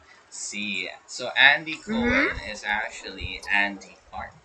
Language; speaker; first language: English; non-native, local second language; Filipino